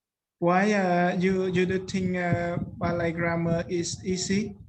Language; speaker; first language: English; non-native, learner; Khmer